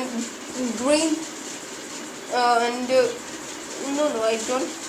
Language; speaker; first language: English; non-native, learner; Hindi